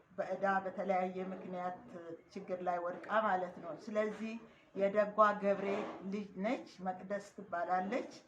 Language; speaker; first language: Amharic; native; Amharic